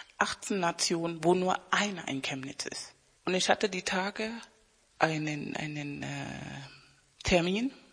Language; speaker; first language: German; non-native, fluent; Spanish